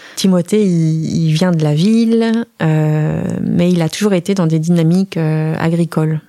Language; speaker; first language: French; native; French